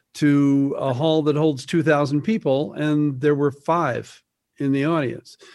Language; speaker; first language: English; native; English